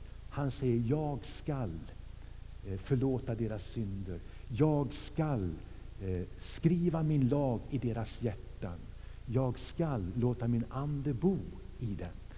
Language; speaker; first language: Swedish; native; Swedish